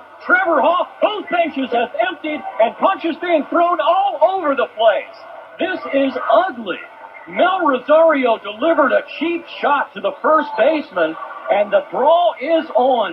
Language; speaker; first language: English; native; English